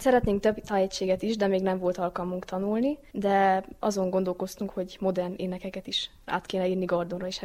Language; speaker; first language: Hungarian; native; Hungarian